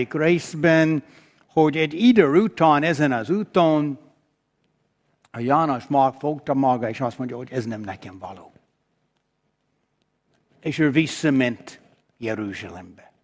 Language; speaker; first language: Hungarian; non-native, fluent; English